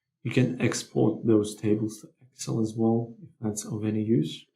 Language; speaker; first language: English; non-native, fluent; Lithuanian